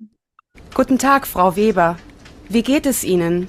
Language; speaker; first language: German; non-native, learner; Bangla